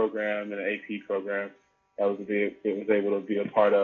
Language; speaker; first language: English; native; English